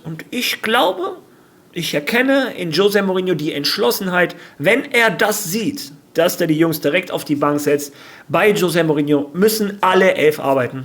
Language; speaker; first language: German; native; German